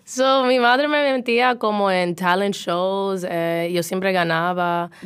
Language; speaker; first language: Spanish; early bilingual, heritage; Spanish